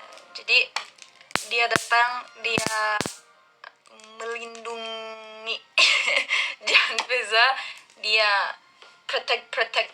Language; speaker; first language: Indonesian; non-native, learner; Turkish